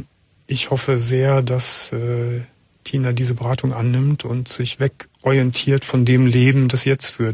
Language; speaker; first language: German; native; German